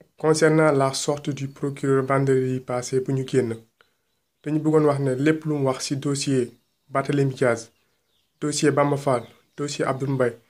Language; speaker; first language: French; non-native, local second language; Wolof